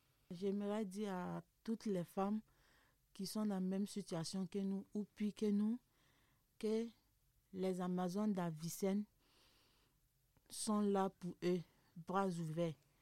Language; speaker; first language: French; non-native, local second language; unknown